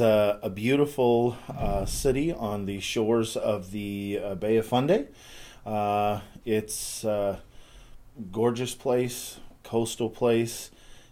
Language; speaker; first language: English; native; English